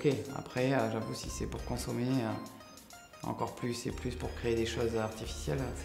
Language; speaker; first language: French; native; French